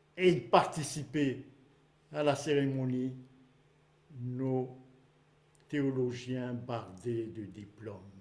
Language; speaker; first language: French; non-native, local second language; Malagasy